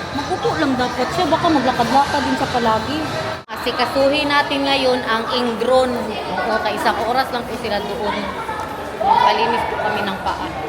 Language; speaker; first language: Filipino; non-native, local second language; Cebuano